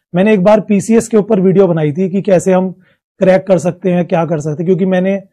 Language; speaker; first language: Hindi; native; Hindi